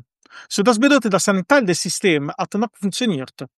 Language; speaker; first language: German; non-native, fluent; Italian